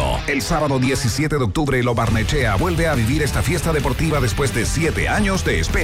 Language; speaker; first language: Spanish; native; Spanish